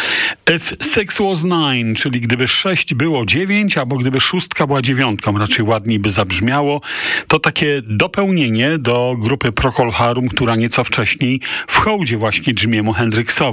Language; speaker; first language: Polish; native; Polish